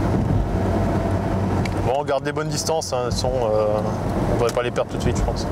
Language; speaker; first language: French; native; French